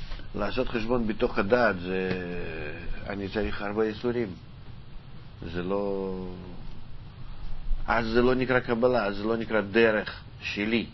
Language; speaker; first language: Hebrew; non-native, fluent; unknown